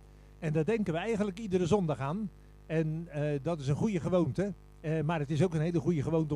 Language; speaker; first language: Dutch; native; Dutch